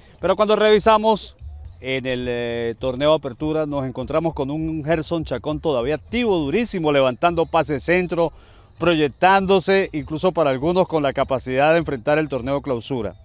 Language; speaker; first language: Spanish; native; Spanish